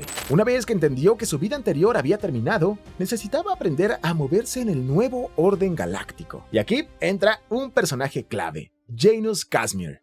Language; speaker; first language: Spanish; native; Spanish